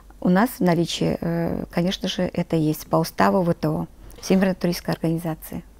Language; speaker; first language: Russian; non-native, local second language; Azerbaijani